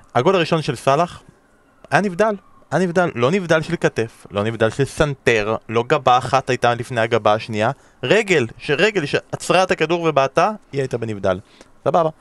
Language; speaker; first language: Hebrew; native; Hebrew